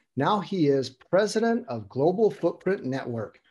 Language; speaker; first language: English; native; English